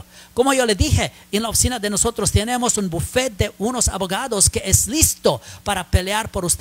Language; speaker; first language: Spanish; non-native, learner; English